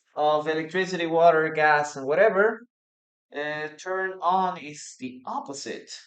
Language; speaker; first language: English; non-native, fluent; Spanish